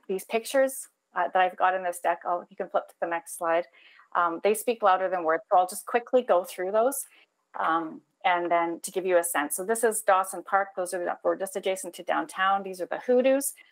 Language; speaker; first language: English; native; English